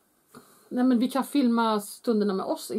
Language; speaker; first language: Swedish; native; Swedish